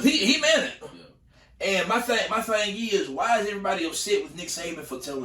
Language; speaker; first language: English; native; English